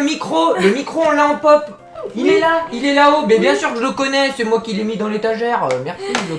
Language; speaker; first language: French; native; French